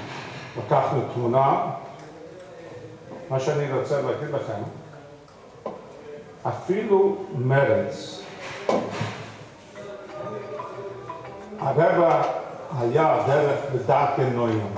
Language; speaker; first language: Hebrew; non-native, fluent; English